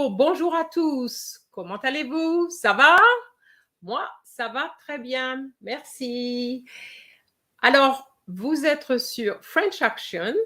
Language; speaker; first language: French; non-native, fluent; English